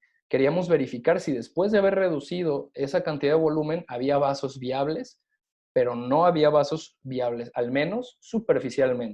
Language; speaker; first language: Spanish; native; Spanish